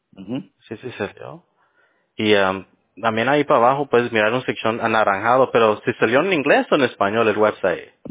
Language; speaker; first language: Spanish; early bilingual, heritage; Spanish